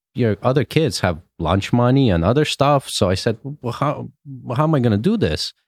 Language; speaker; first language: English; early bilingual, other home language; Russian